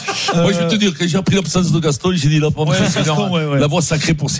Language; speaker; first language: French; native; French